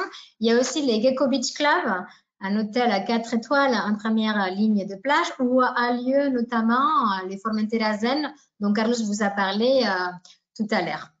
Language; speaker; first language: French; native; French